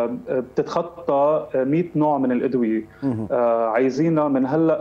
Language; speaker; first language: Arabic; native; Arabic